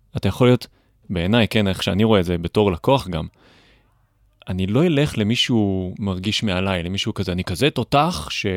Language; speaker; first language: Hebrew; native; Hebrew